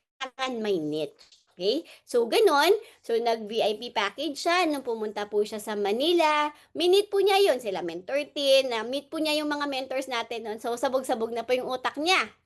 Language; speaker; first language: Filipino; non-native, local second language; Hiligaynon